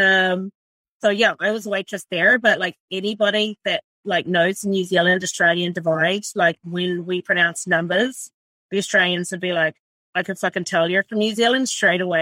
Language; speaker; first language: English; native; English